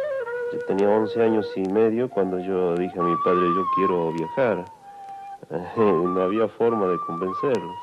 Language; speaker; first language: Spanish; non-native, local second language; Quechua